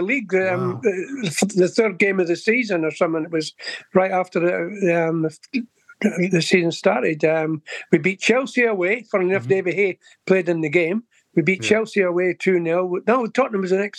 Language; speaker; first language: English; native; English